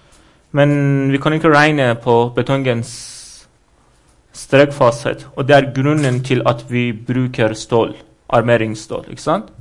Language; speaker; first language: Norwegian; non-native, fluent; Persian